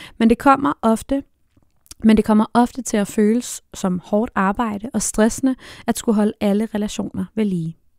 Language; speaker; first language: Danish; native; Danish